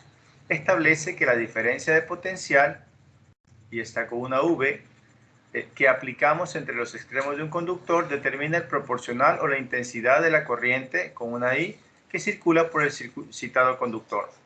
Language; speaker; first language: Spanish; native; Spanish